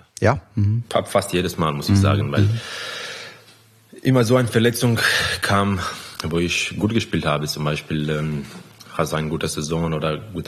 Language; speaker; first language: German; non-native, fluent; Croatian